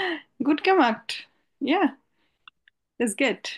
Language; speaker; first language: German; non-native, fluent; Bangla